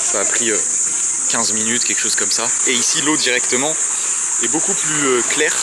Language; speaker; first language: French; native; French